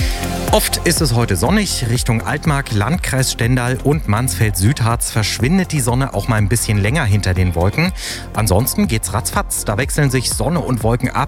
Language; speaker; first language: German; native; German